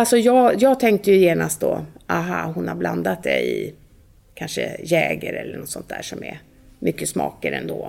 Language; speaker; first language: Swedish; native; Swedish